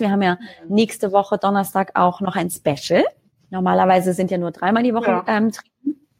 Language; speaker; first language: German; native; German